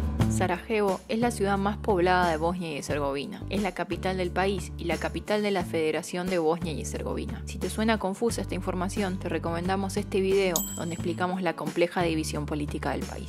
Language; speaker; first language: Spanish; native; Spanish